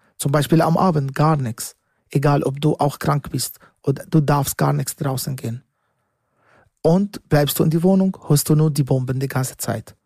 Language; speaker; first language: German; non-native, learner; Arabic